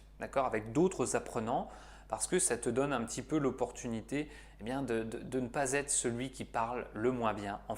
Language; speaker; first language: French; native; French